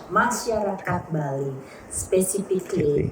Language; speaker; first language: English; non-native, learner; Indonesian